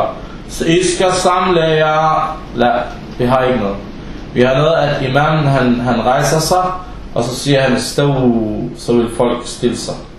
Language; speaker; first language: Danish; non-native, fluent; Arabic